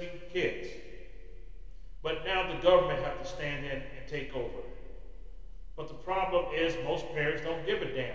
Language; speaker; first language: English; native; English